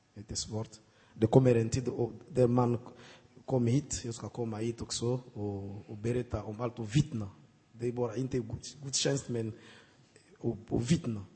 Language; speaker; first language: Swedish; non-native, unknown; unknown